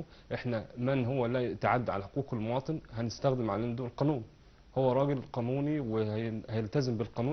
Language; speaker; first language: Arabic; native; Arabic